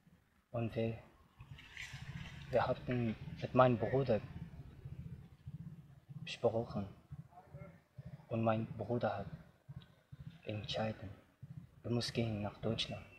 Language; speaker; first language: German; non-native, learner; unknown